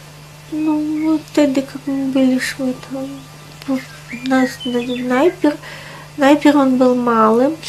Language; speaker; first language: Polish; non-native, fluent; Russian